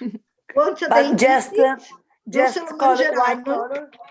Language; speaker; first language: English; non-native, learner; Italian